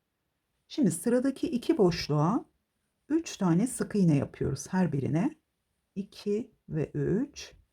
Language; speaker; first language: Turkish; native; Turkish